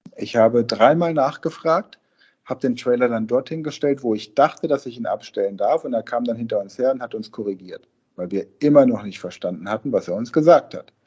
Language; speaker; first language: German; native; German